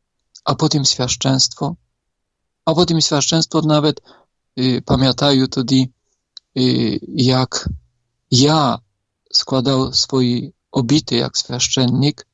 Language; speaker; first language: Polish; non-native, learner; Ukrainian